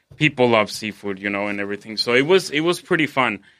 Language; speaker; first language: English; non-native, fluent; Spanish